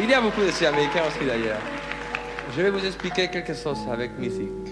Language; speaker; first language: French; non-native, learner; Spanish